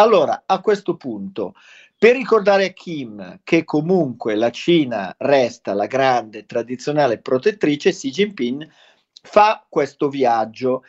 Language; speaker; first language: Italian; native; Italian